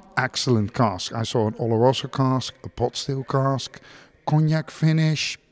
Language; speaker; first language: English; non-native, fluent; Dutch